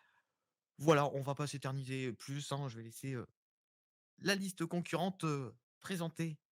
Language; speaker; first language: French; native; French